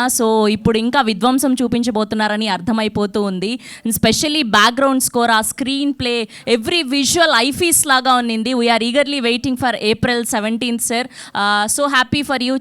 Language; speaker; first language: Telugu; native; Telugu